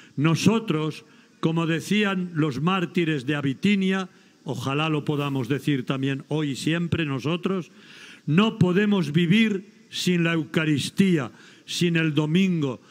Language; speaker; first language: Spanish; native; Spanish